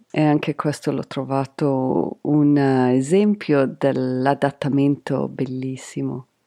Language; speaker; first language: Italian; non-native, fluent; English